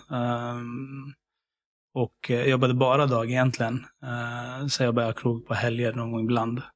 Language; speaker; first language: Swedish; early bilingual, other home language; Syriac